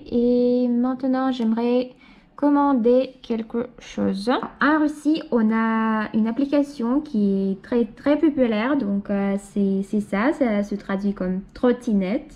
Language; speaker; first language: French; non-native, fluent; Russian